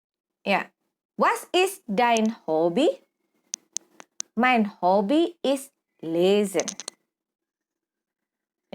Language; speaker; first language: German; non-native, fluent; Indonesian